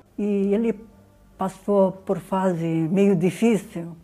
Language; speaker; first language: Portuguese; non-native, learner; Arabic